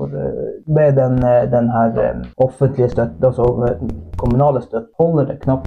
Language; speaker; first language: Norwegian; non-native, local second language; Northern Sami